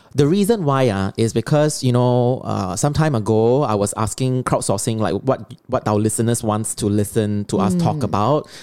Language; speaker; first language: English; non-native, local second language; Chinese